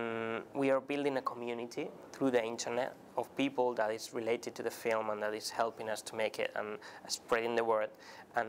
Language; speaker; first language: English; non-native, fluent; Spanish